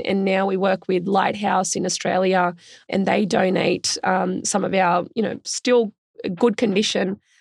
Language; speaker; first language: English; native; English